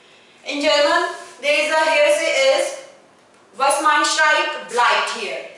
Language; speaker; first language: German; non-native, fluent; Hindi